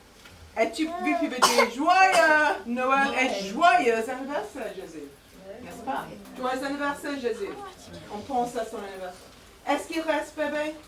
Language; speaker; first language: French; non-native, fluent; English